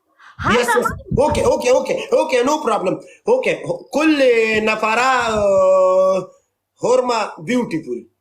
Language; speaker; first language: Arabic; non-native, learner; Pashto